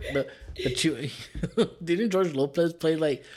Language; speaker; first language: English; early bilingual, other home language; Spanish